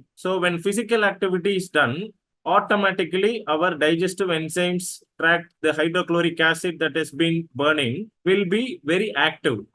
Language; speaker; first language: English; non-native, local second language; Tamil